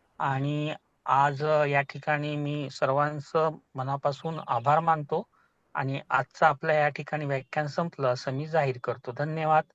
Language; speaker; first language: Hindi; non-native, local second language; Marathi